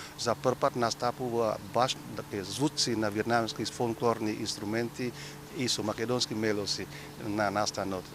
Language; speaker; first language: Macedonian; non-native, fluent; Vietnamese